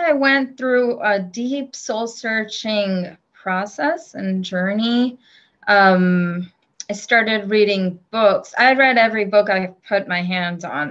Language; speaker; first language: English; non-native, local second language; Gujarati